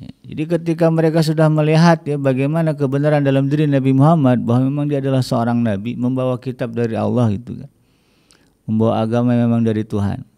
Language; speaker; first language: Indonesian; native; Indonesian